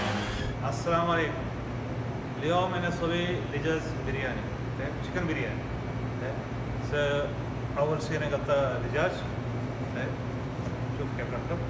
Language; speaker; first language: Arabic; non-native, learner; Urdu